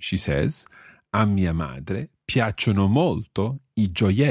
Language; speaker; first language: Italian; non-native, fluent; English